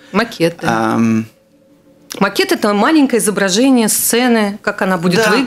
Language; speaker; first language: Russian; native; Russian